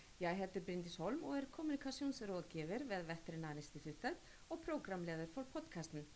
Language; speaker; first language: Norwegian; native; Norwegian